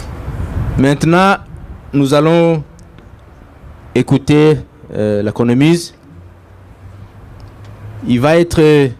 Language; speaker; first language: French; non-native, local second language; Kinyarwanda